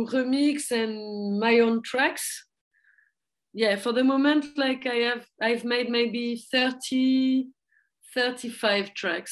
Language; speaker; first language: English; non-native, fluent; French